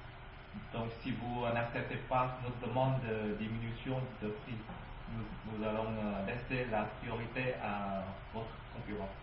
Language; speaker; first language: French; non-native, learner; Vietnamese